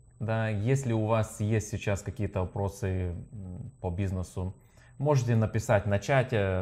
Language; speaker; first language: Russian; non-native, learner; Lithuanian